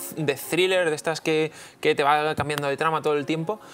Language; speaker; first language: Spanish; native; Spanish